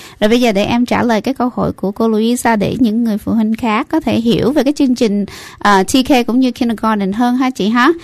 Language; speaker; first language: Vietnamese; early bilingual, heritage; Vietnamese